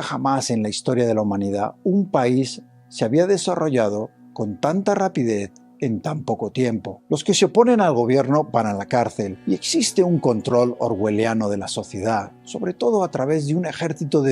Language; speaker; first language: Spanish; native; Spanish